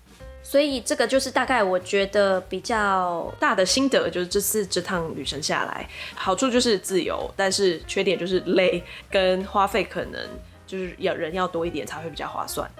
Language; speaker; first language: Chinese; native; Chinese